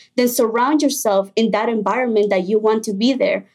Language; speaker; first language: English; early bilingual, other home language; Spanish